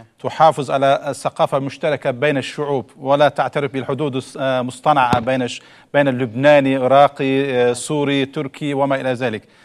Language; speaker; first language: Arabic; non-native, fluent; Turkish